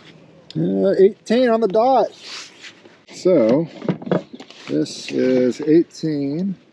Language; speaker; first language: English; native; English